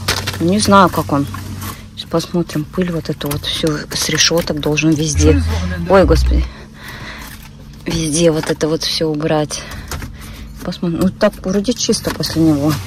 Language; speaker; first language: Russian; native; Russian